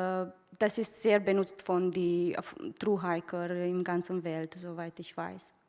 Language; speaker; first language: German; non-native, fluent; Romanian